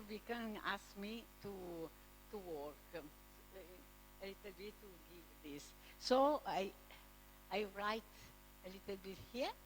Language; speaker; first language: English; non-native, learner; Italian